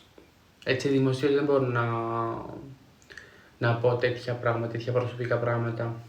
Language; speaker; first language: Greek; non-native, fluent; Georgian